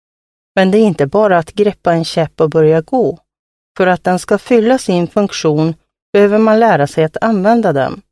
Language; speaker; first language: Swedish; native; Swedish